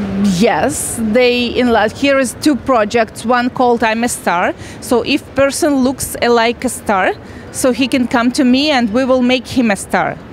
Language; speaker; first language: English; non-native, learner; Russian